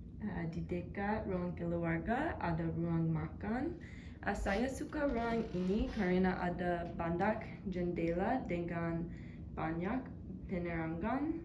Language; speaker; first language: Indonesian; non-native, learner; English